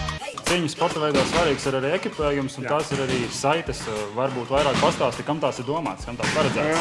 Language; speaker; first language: Latvian; native; Latvian